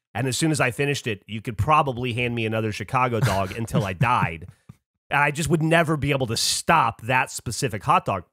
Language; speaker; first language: English; native; English